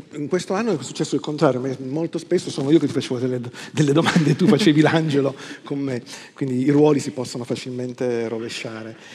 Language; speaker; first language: Italian; native; Italian